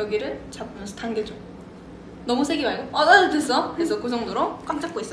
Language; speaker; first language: Korean; native; Korean